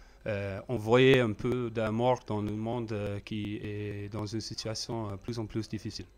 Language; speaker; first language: French; non-native, learner; English